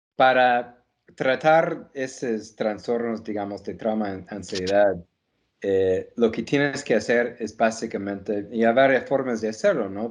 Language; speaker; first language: Spanish; non-native, fluent; English